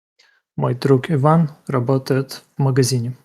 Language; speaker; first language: Russian; non-native, learner; Ukrainian